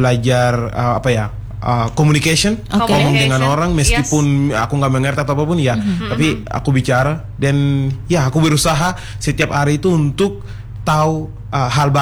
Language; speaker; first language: Indonesian; non-native, fluent; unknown